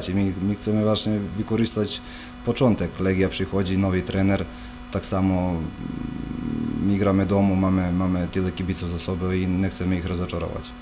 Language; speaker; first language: Polish; non-native, fluent; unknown